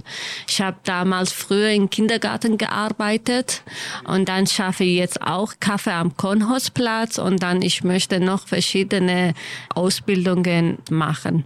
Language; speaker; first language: German; non-native, learner; Kurdish